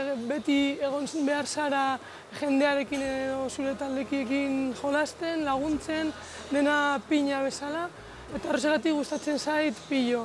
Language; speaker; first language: Basque; non-native, local second language; Spanish